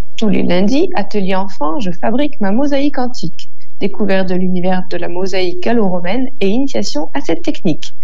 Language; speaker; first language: French; native; French